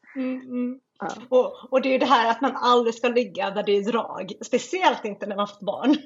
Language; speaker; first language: Swedish; native; Swedish